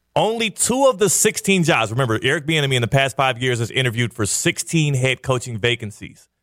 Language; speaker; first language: English; native; English